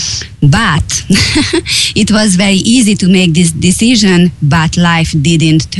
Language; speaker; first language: English; non-native, fluent; Hungarian